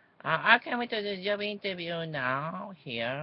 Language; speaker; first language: English; non-native, learner; Japanese